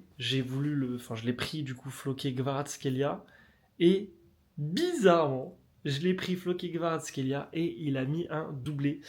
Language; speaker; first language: French; native; French